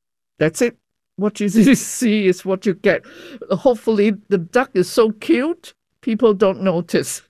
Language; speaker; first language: English; non-native, fluent; Cantonese